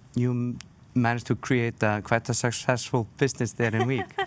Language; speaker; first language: English; non-native, fluent; Icelandic